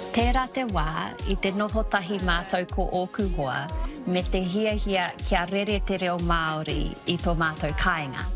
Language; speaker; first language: Māori; non-native, local second language; English